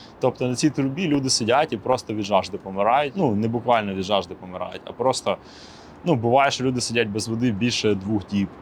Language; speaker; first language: Ukrainian; non-native, local second language; Russian